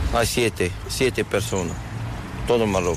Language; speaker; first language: Spanish; non-native, learner; Arabic